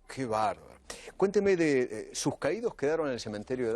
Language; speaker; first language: Spanish; native; Spanish